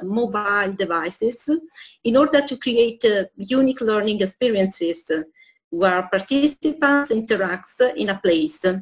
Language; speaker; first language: English; non-native, fluent; Italian